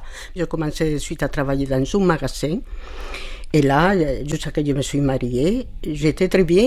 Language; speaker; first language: French; non-native, fluent; Spanish